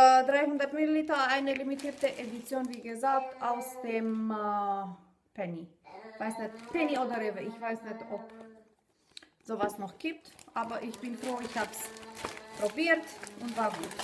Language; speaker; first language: German; non-native, fluent; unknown